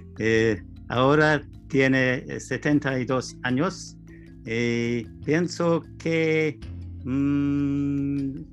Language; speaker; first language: Spanish; non-native, learner; English